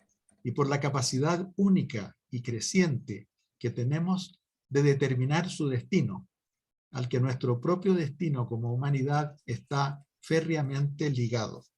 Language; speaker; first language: Spanish; native; Spanish